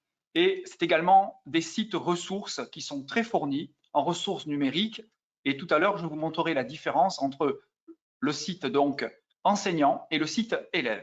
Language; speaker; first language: French; native; French